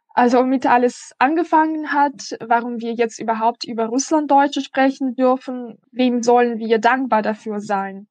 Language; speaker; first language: German; non-native, fluent; Russian